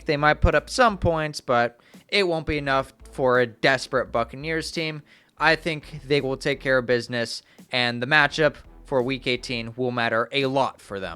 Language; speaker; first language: English; native; English